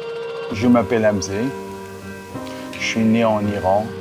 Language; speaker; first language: French; non-native, fluent; Persian